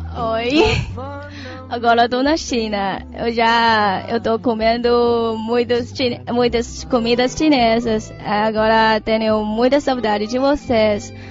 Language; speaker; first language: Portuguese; non-native, fluent; Chinese